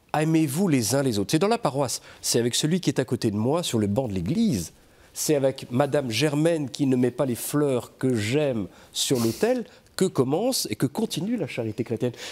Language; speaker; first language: French; native; French